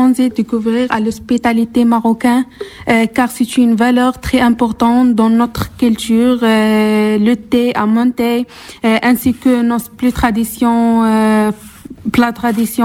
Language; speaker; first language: French; non-native, local second language; Arabic